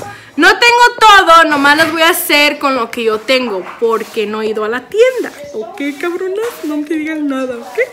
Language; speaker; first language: Spanish; early bilingual, heritage; Spanish